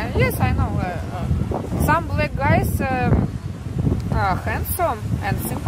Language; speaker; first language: English; non-native, learner; Russian